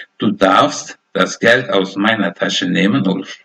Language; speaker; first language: German; non-native, fluent; Turkish